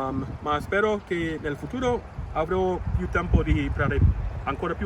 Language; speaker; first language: Italian; non-native, fluent; English